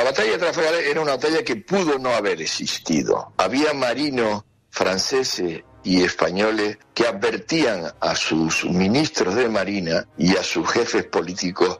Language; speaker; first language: Spanish; native; Spanish